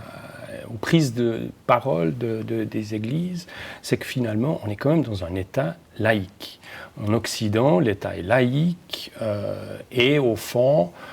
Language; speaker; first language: French; native; French